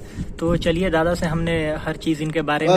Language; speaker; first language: Hindi; native; Hindi